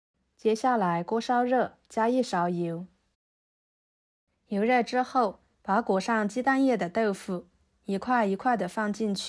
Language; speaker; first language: Chinese; native; Chinese